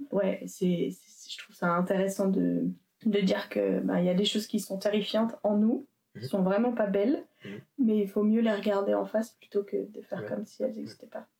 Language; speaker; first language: French; native; French